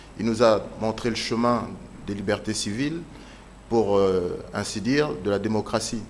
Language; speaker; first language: French; non-native, local second language; Lingala